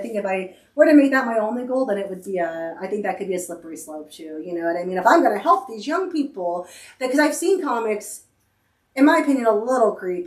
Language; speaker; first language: English; native; English